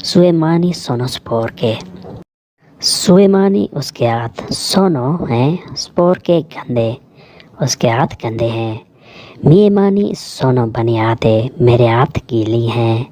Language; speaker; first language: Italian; non-native, learner; Urdu